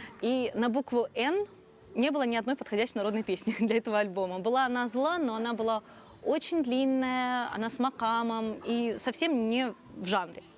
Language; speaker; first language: Russian; non-native, local second language; Crimean Tatar